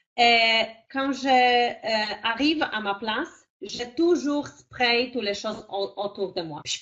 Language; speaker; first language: French; non-native, fluent; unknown